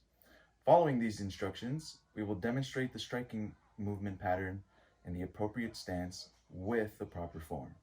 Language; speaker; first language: English; native; English